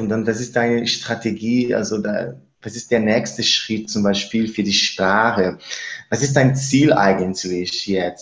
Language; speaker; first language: German; non-native, fluent; Spanish